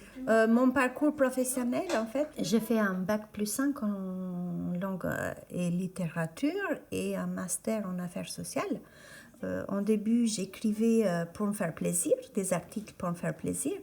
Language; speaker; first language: French; non-native, fluent; Albanian